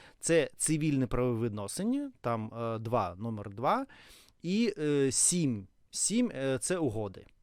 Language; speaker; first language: Ukrainian; non-native, local second language; Russian